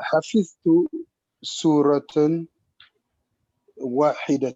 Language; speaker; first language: Arabic; non-native, learner; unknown